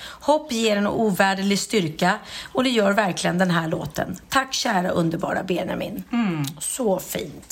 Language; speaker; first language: Swedish; native; Swedish